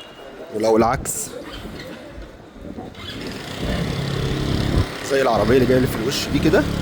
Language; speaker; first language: Arabic; native; Arabic